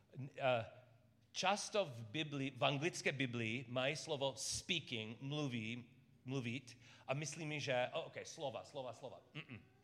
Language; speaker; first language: Czech; non-native, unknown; English